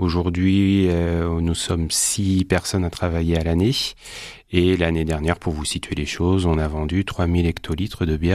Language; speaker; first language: French; native; French